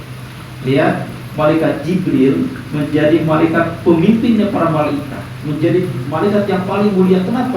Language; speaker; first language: Indonesian; native; Indonesian